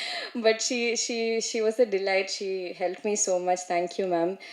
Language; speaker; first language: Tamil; non-native, learner; Malayalam